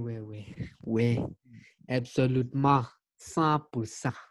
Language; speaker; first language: French; non-native, learner; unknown